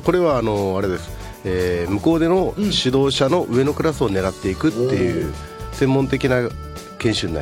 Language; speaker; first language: Japanese; native; Japanese